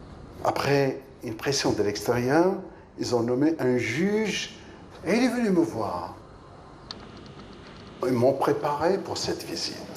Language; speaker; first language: French; non-native, local second language; Arabic